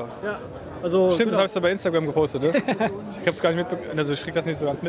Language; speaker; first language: German; native; German